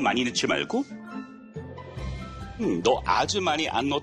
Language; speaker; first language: Korean; non-native, fluent; English